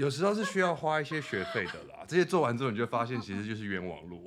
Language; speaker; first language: Chinese; non-native, fluent; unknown